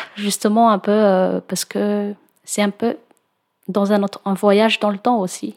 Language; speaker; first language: French; non-native, local second language; Malagasy